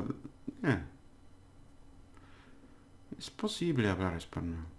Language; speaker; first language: Spanish; non-native, learner; English